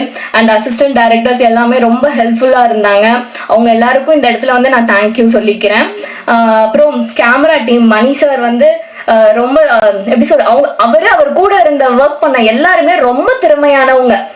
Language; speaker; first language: Tamil; native; Tamil